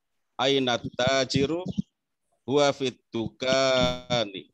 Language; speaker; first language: Arabic; non-native, learner; Indonesian